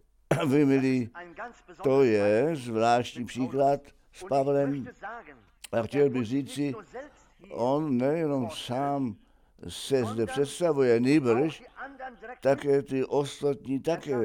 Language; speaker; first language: Czech; non-native, fluent; German